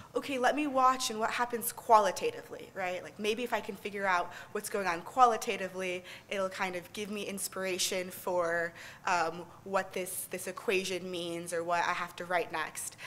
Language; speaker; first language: English; native; English